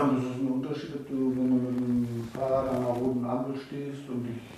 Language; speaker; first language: German; native; German